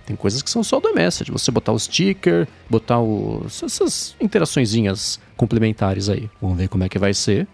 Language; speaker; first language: Portuguese; native; Portuguese